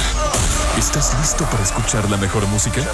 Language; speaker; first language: Spanish; native; Spanish